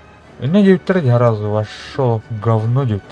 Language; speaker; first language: Russian; non-native, local second language; Yakut